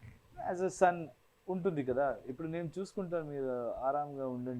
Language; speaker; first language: Telugu; non-native, learner; Kannada